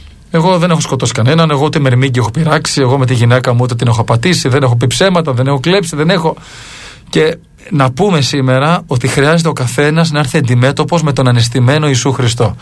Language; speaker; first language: Greek; native; Greek